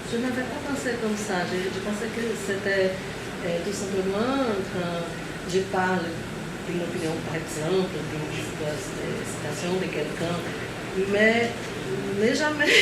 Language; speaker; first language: French; non-native, fluent; Portuguese